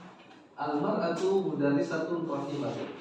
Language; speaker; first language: Arabic; non-native, fluent; Indonesian